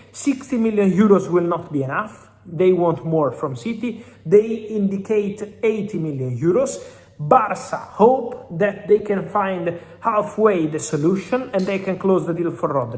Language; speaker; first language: English; non-native, fluent; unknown